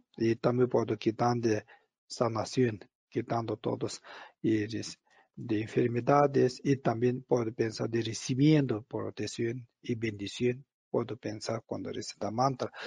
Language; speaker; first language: Spanish; non-native, learner; Tibetan